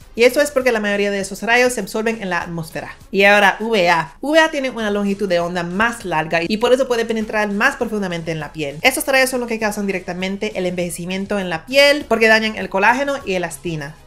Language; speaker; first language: Spanish; native; Spanish